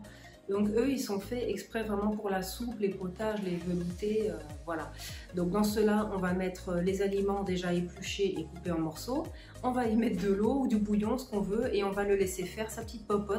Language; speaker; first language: French; native; French